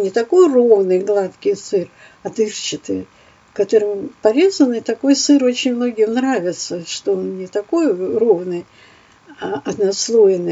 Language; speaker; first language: Russian; native; Russian